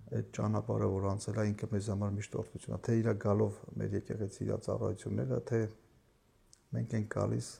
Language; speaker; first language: Armenian; native; Armenian